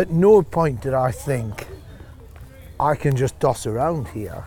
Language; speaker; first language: English; native; English